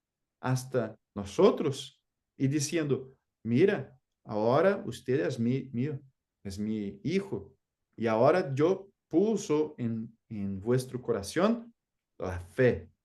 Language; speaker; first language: Spanish; non-native, fluent; Portuguese